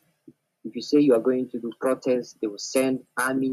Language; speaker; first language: English; non-native, local second language; Hausa